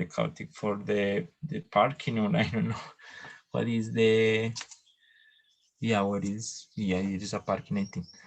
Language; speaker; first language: English; non-native, learner; Spanish